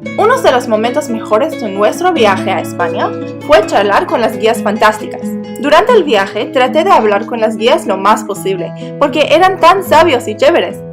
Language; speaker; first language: Spanish; non-native, learner; English